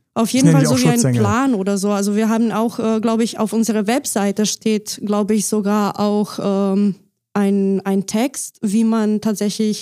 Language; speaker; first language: German; non-native, fluent; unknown